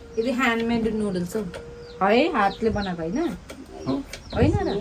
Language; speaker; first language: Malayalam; non-native, learner; Nepali